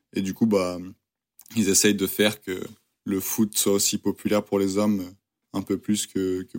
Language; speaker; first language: French; native; French